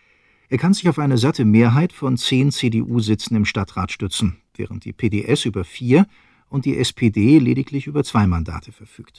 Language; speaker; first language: German; native; German